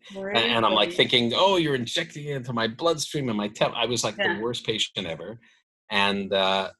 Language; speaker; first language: English; native; English